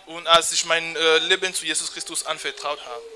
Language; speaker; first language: German; non-native, learner; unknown